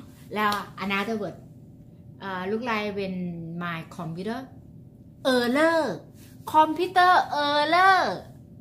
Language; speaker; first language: English; non-native, learner; Thai